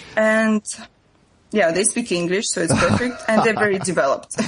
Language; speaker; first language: English; non-native, fluent; Russian